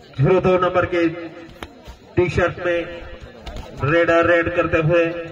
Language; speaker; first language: Hindi; non-native, local second language; Marathi